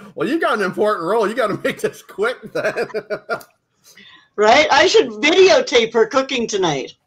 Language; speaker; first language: English; native; English